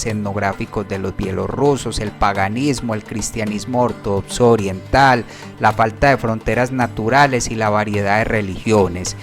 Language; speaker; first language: Spanish; native; Spanish